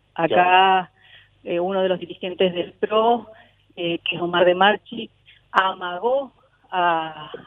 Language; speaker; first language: Spanish; native; Spanish